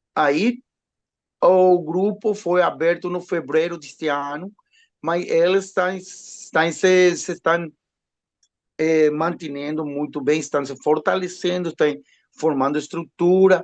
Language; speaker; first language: Portuguese; non-native, learner; Spanish